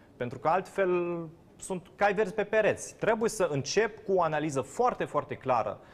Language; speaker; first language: Romanian; non-native, fluent; German